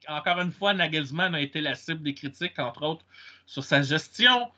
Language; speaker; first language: French; native; French